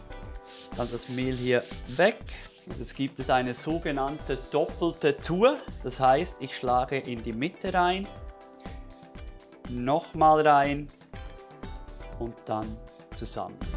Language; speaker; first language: German; native; German